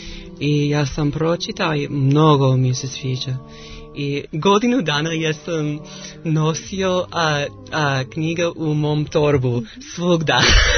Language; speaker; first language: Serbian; non-native, learner; English